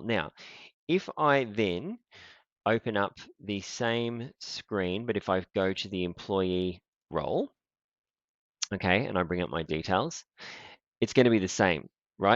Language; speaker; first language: English; native; English